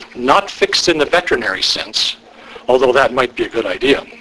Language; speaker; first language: English; native; English